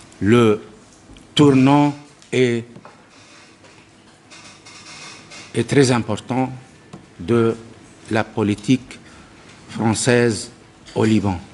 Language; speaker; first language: French; non-native, local second language; Arabic